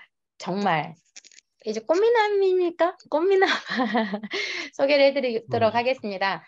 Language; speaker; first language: Korean; native; Korean